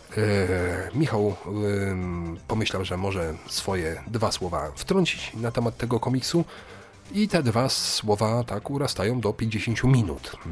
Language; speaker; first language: Polish; native; Polish